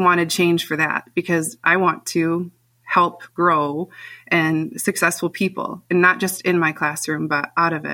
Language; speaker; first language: English; native; English